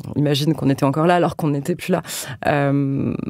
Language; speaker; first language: French; native; French